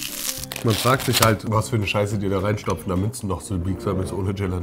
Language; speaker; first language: German; native; German